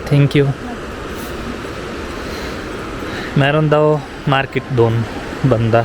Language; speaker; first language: Filipino; non-native, learner; Punjabi